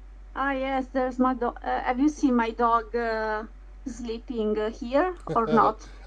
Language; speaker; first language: English; non-native, fluent; Italian